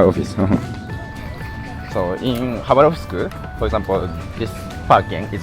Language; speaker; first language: English; non-native, learner; Japanese